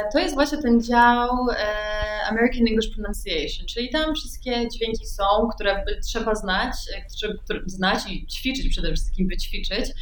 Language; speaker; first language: Polish; early bilingual, heritage; Polish